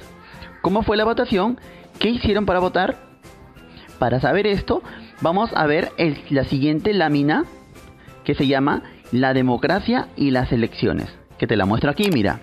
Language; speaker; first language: Spanish; native; Spanish